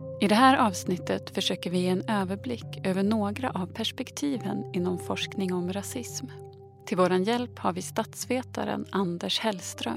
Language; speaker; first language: Swedish; native; Swedish